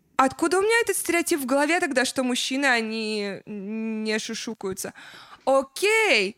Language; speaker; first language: Russian; native; Russian